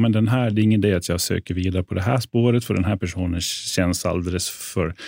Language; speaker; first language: Swedish; native; Swedish